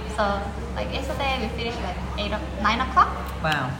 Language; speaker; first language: English; non-native, fluent; Korean